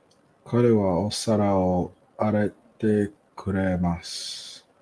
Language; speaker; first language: Japanese; non-native, learner; English